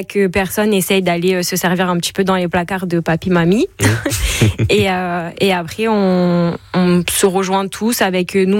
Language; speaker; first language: French; native; French